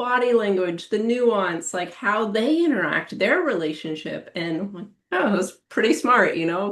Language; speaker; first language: English; native; English